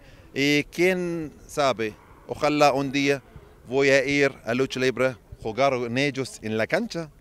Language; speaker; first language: Spanish; non-native, learner; Arabic